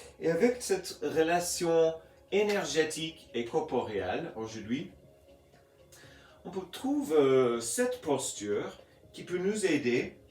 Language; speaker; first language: French; non-native, fluent; English